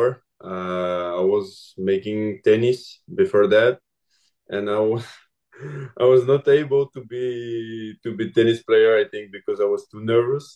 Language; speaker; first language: English; non-native, learner; French